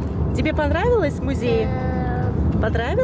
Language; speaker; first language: Russian; native; Russian